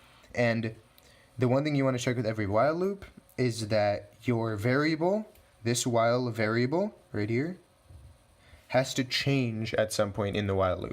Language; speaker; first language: English; native; English